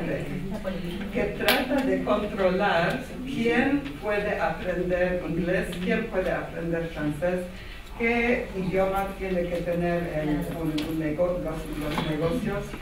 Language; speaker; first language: Spanish; non-native, fluent; Armenian